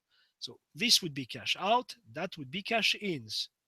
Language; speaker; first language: English; non-native, fluent; French